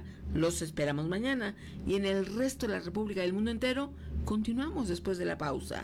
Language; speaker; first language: Spanish; native; Spanish